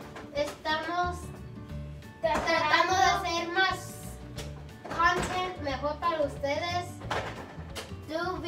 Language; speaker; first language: Spanish; early bilingual, heritage; Spanish